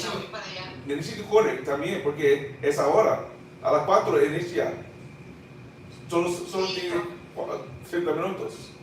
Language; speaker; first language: Spanish; non-native, learner; English